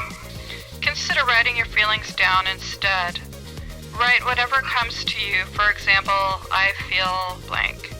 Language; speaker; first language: English; native; English